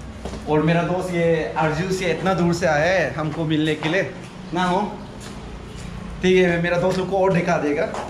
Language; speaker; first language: Hindi; non-native, local second language; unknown